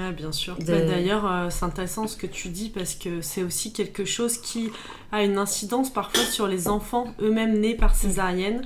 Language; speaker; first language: French; native; French